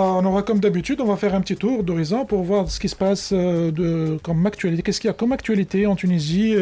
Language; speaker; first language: French; non-native, local second language; Arabic